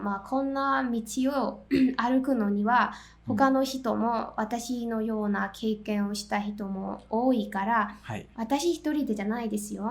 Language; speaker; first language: Japanese; non-native, fluent; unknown